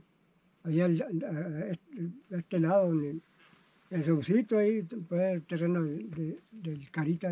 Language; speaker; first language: Spanish; native; Spanish